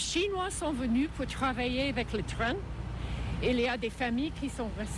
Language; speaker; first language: French; non-native, learner; English